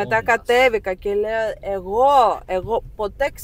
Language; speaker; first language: Greek; non-native, fluent; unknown